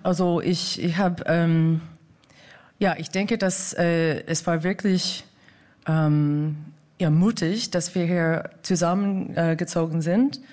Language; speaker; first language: German; non-native, fluent; English